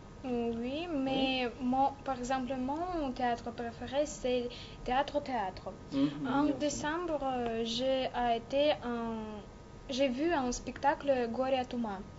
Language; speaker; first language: French; non-native, learner; Russian